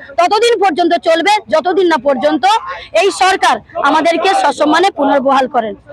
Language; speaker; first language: Bangla; native; Bangla